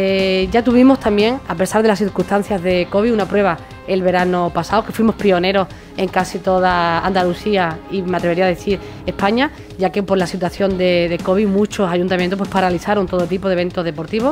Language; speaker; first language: Spanish; native; Spanish